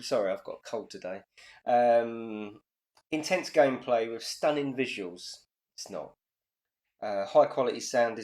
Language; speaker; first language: English; native; English